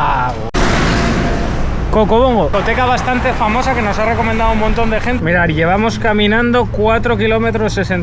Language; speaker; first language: Spanish; native; Spanish